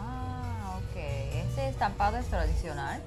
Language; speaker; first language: Spanish; non-native, learner; Japanese